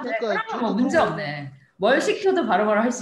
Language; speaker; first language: Korean; native; Korean